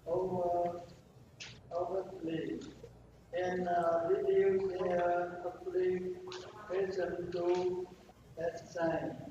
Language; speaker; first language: English; non-native, learner; Vietnamese